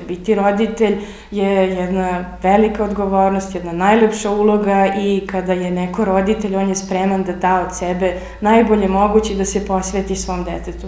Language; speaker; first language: Serbian; native; Serbian